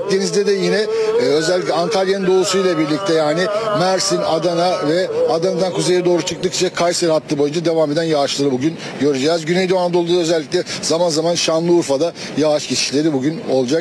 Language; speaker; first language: Turkish; native; Turkish